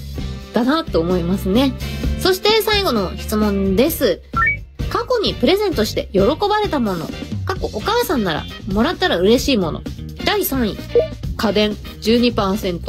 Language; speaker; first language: Japanese; native; Japanese